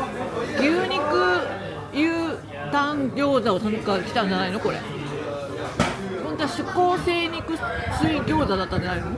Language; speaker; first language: Japanese; native; Japanese